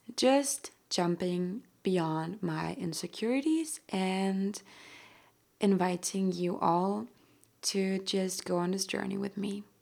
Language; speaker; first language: English; non-native, fluent; German